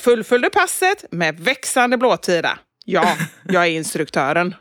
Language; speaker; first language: Swedish; native; Swedish